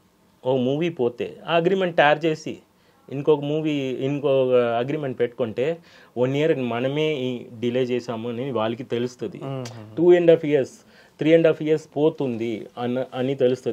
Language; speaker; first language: Telugu; non-native, local second language; Tamil